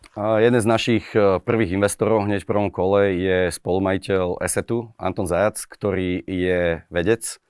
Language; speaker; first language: Slovak; native; Slovak